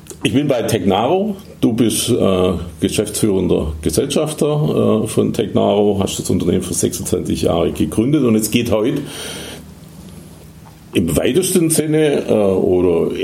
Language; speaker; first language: German; native; German